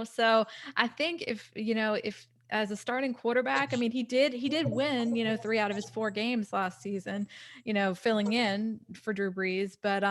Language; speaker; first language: English; native; English